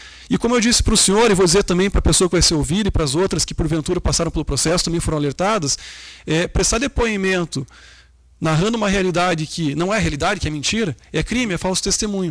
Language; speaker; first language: Portuguese; native; Portuguese